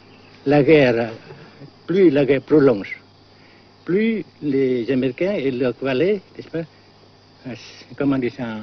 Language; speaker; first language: French; non-native, fluent; Vietnamese